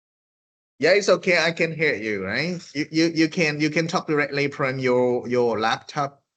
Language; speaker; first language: English; non-native, fluent; Vietnamese